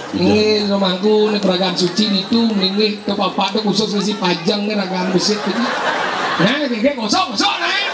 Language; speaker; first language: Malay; non-native, local second language; Balinese